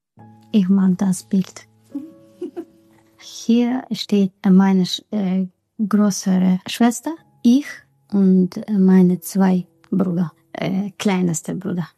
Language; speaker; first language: German; non-native, learner; Russian